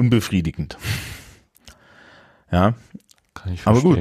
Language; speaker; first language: German; native; German